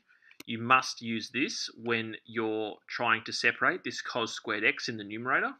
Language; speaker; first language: English; native; English